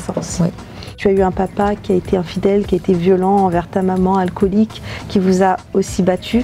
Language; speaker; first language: French; native; French